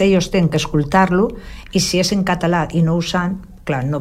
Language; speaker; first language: Catalan; non-native, local second language; Spanish